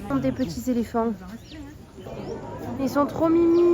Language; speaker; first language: French; native; French